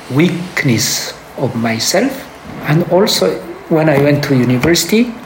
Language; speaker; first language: English; early bilingual, other home language; Korean